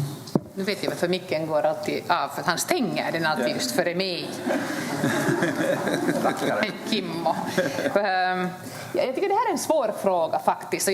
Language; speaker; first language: Swedish; native; Swedish